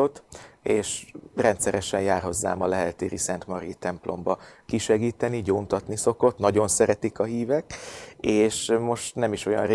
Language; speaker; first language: Hungarian; native; Hungarian